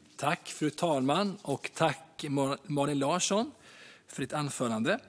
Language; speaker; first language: Swedish; native; Swedish